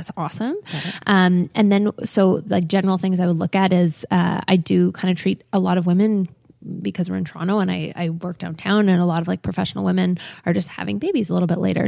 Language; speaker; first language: English; native; English